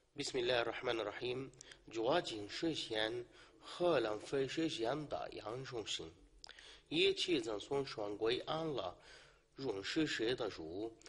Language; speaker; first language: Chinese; non-native, learner; Arabic